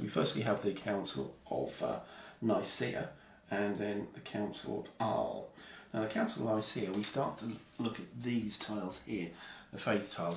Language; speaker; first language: English; native; English